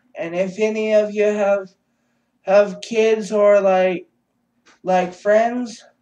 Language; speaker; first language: English; native; English